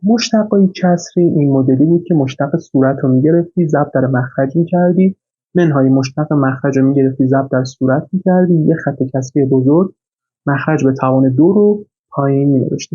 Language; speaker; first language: Persian; native; Persian